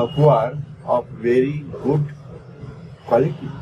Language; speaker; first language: English; non-native, local second language; Marathi